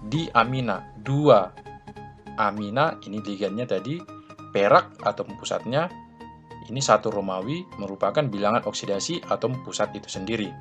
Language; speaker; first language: Indonesian; native; Indonesian